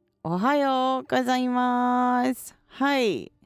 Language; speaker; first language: Japanese; non-native, learner; English